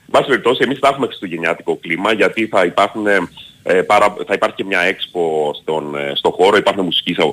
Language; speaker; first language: Greek; native; Greek